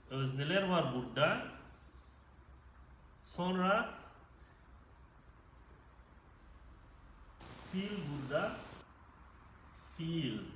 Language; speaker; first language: Turkish; non-native, fluent; Indonesian